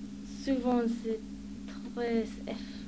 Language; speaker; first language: French; non-native, learner; English